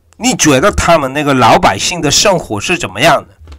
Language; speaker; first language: Chinese; non-native, fluent; Korean